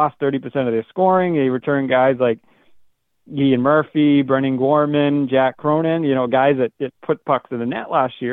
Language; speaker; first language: English; native; English